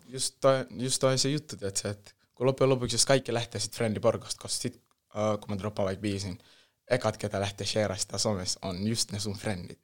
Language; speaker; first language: Finnish; early bilingual, other home language; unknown